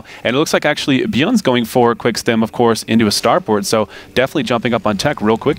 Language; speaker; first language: English; native; English